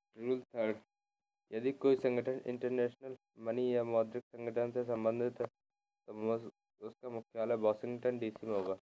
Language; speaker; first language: Hindi; native; Hindi